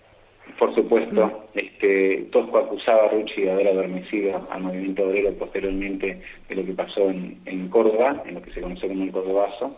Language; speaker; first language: Spanish; native; Spanish